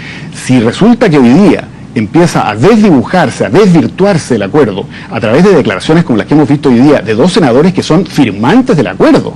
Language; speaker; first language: Spanish; native; Spanish